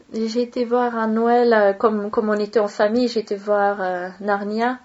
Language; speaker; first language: French; non-native, fluent; Swedish